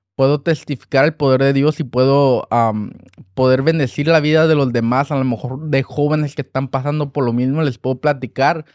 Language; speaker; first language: Spanish; early bilingual, heritage; Spanish